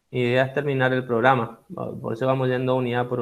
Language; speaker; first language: Spanish; native; Spanish